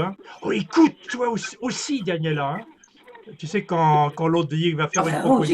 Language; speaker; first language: French; native; French